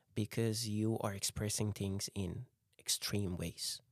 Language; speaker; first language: English; non-native, fluent; Persian